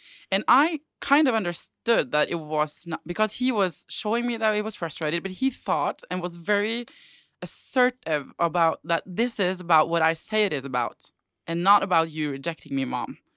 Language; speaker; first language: English; non-native, fluent; Norwegian